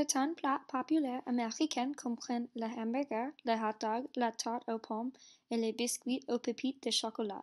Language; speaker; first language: French; non-native, learner; English